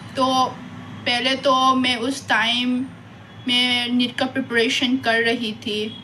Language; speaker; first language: Hindi; non-native, local second language; Manipuri